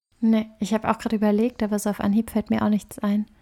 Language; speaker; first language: German; native; German